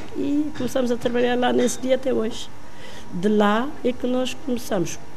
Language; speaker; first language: Portuguese; non-native, local second language; Kabuverdianu